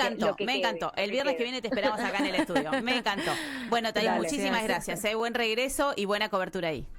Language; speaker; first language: Spanish; native; Spanish